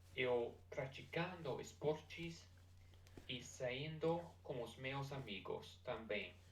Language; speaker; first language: Portuguese; non-native, learner; English